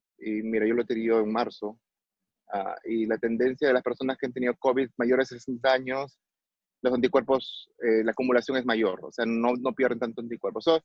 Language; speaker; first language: Spanish; native; Spanish